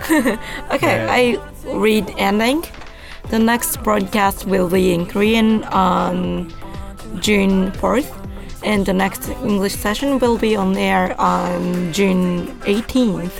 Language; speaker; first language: English; non-native, learner; Japanese